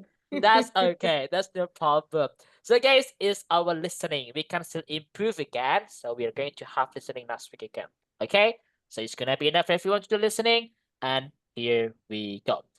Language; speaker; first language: English; non-native, fluent; Indonesian